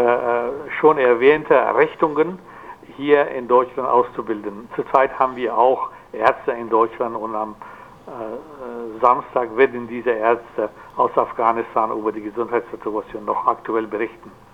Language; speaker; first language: German; non-native, fluent; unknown